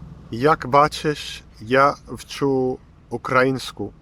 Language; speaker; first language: Ukrainian; non-native, learner; Finnish